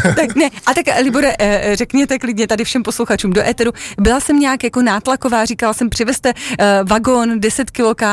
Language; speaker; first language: Czech; native; Czech